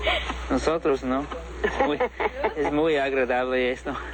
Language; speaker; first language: Spanish; non-native, learner; English